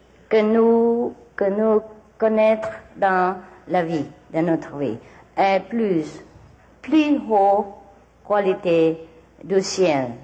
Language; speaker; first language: French; non-native, learner; Vietnamese